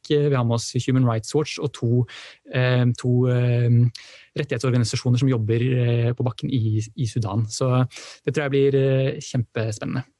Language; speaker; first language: Norwegian; native; Norwegian